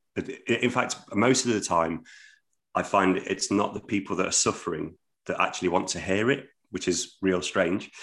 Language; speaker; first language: English; native; English